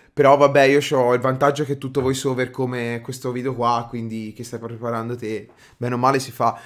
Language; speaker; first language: Italian; native; Italian